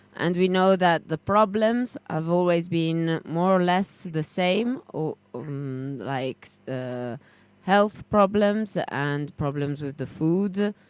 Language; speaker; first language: English; non-native, fluent; Italian